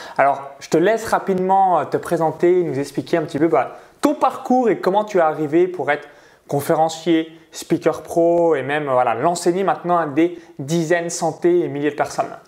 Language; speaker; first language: French; native; French